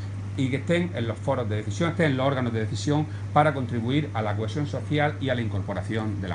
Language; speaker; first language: Spanish; native; Spanish